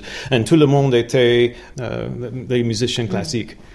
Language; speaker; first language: French; non-native, learner; English